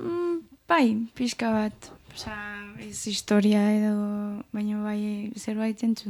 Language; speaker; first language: Basque; non-native, local second language; Spanish